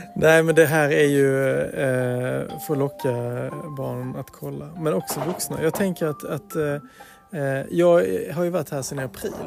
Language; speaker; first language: Swedish; native; Swedish